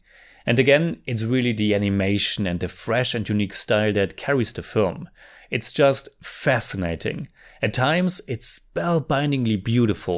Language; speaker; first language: English; non-native, fluent; German